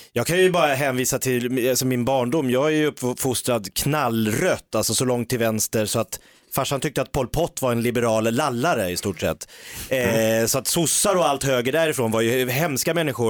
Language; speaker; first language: Swedish; native; Swedish